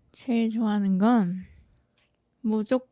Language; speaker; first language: Korean; non-native, fluent; Thai